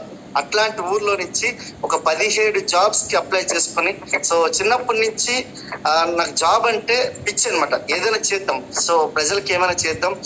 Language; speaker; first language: Telugu; native; Telugu